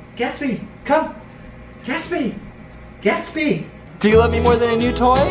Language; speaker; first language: English; native; English